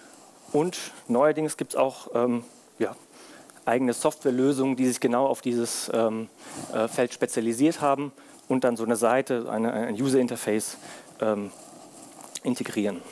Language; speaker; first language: German; native; German